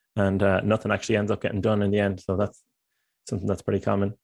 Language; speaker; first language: English; native; English